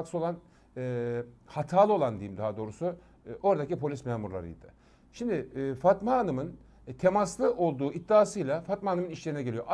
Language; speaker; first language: Turkish; native; Turkish